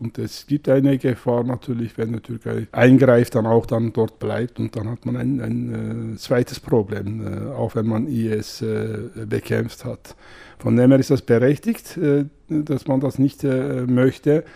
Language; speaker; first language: German; non-native, fluent; Kurdish